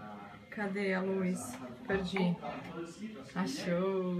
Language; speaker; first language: Portuguese; native; Portuguese